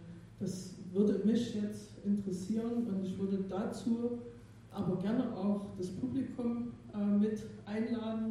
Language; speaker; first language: German; native; German